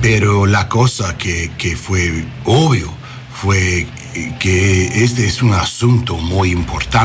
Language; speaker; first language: Spanish; non-native, learner; English